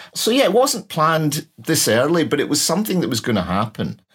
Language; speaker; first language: English; native; English